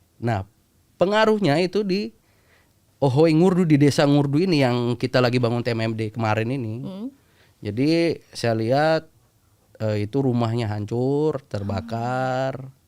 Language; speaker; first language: Indonesian; native; Indonesian